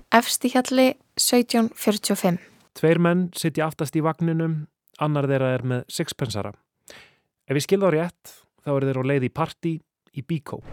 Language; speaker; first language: Icelandic; native; Icelandic